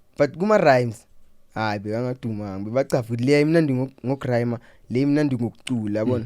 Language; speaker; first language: Zulu; non-native, local second language; Southern Sotho